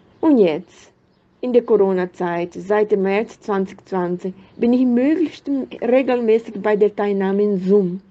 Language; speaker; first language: German; non-native, fluent; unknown